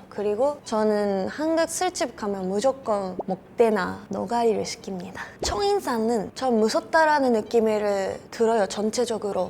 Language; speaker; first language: Korean; non-native, fluent; Japanese